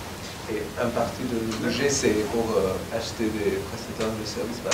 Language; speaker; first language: French; non-native, learner; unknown